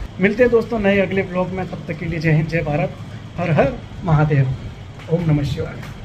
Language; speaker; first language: Hindi; non-native, local second language; Gujarati